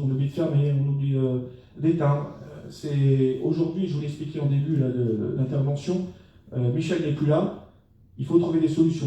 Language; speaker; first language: French; native; French